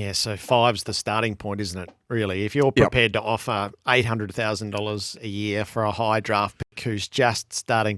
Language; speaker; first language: English; native; English